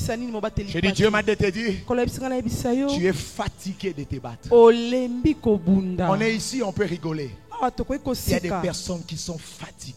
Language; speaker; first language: French; non-native, local second language; Lingala